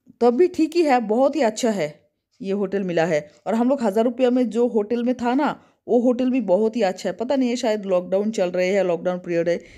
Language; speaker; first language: Hindi; non-native, local second language; Bangla